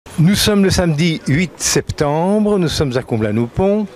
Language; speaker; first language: French; native; French